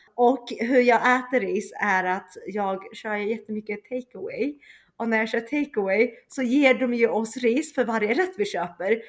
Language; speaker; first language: Swedish; early bilingual, other home language; Chinese